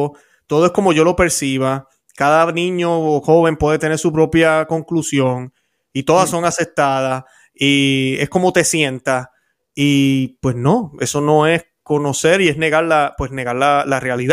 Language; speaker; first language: Spanish; native; Spanish